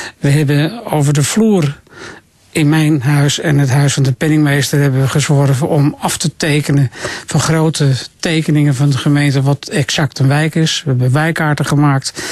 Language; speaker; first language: Dutch; native; Dutch